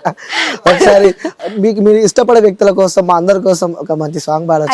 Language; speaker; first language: Telugu; native; Telugu